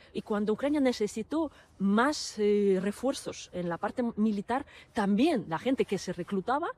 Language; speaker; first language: Spanish; non-native, fluent; Ukrainian